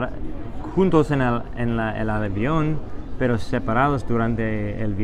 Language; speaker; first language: Spanish; non-native, fluent; English